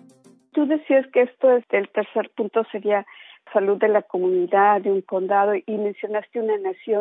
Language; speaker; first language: Spanish; native; Spanish